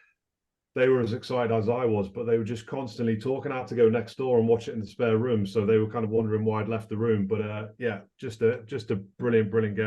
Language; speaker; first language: English; native; English